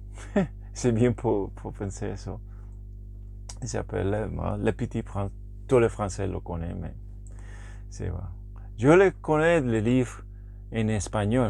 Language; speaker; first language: French; non-native, learner; Spanish